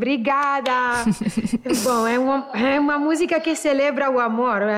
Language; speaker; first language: Portuguese; non-native, learner; Italian